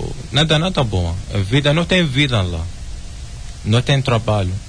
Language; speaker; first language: Portuguese; non-native, learner; Arabic